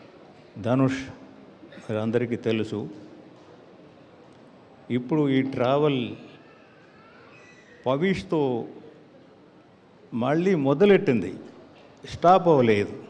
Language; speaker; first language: Telugu; non-native, learner; Tamil